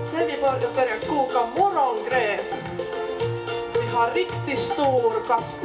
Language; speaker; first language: Swedish; non-native, local second language; Finnish